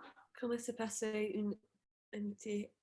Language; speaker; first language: French; non-native, fluent; English